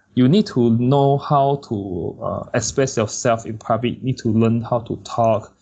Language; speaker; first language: English; non-native, local second language; Chinese